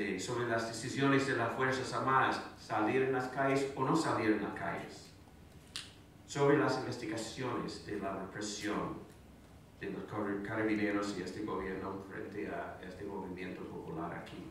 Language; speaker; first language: Spanish; non-native, fluent; English